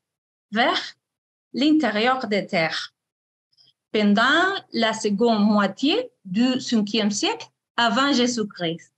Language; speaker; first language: French; non-native, fluent; Spanish